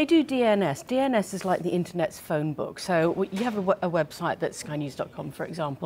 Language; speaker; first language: English; native; English